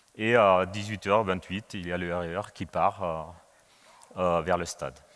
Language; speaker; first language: French; non-native, fluent; German